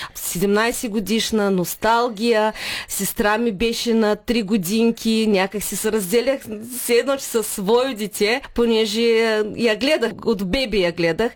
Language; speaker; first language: Bulgarian; early bilingual, heritage; Bulgarian